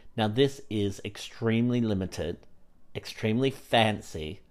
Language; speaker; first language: English; native; English